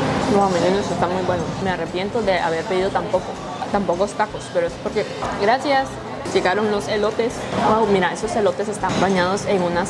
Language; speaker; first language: Spanish; native; Spanish